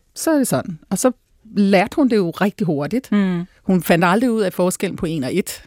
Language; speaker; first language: Danish; native; Danish